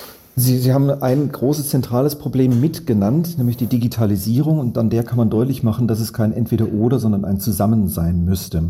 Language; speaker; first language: German; native; German